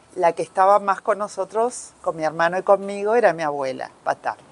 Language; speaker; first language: Spanish; native; Spanish